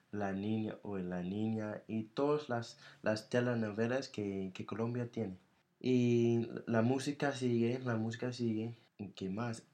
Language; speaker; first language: Spanish; non-native, fluent; English